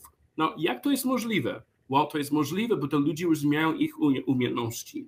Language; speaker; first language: Polish; non-native, learner; English